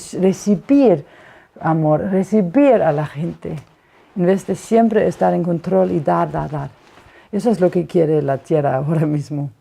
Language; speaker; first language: Spanish; non-native, fluent; Danish